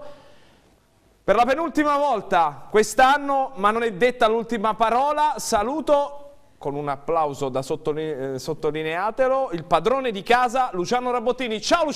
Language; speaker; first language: Italian; native; Italian